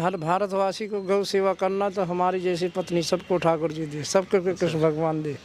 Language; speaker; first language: Hindi; native; Hindi